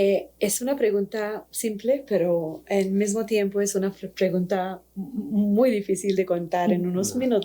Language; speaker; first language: Spanish; non-native, fluent; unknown